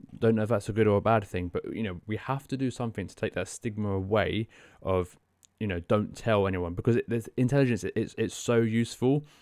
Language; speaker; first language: English; native; English